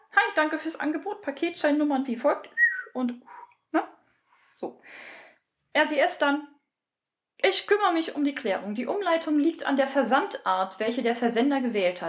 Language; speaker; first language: German; native; German